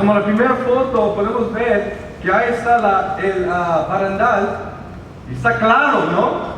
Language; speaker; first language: Spanish; early bilingual, heritage; Spanish